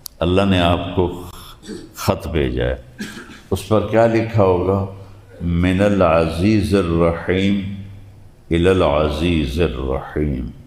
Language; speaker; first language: Urdu; non-native, local second language; Punjabi